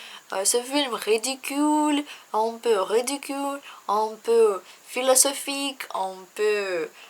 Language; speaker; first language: French; non-native, learner; Russian